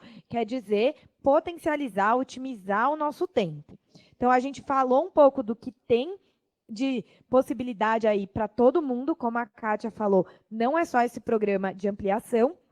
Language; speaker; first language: Portuguese; native; Portuguese